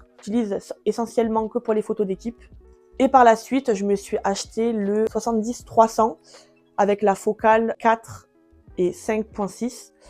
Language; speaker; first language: French; early bilingual, other home language; Portuguese